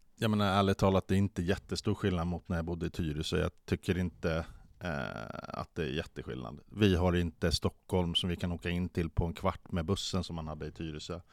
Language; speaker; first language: Swedish; native; Swedish